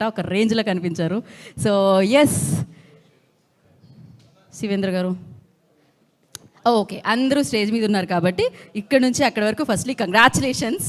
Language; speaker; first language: Telugu; native; Telugu